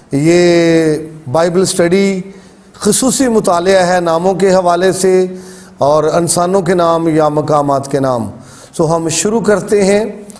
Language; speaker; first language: Urdu; native; Urdu